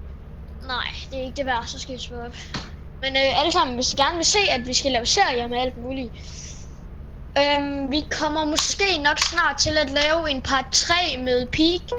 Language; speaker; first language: Danish; native; Danish